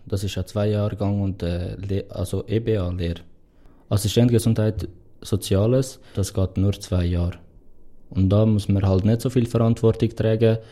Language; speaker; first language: German; non-native, fluent; Portuguese